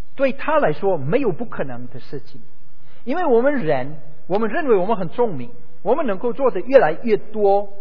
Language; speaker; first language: Chinese; non-native, fluent; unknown